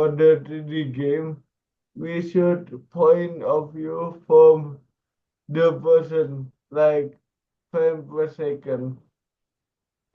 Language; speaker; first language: English; non-native, learner; Indonesian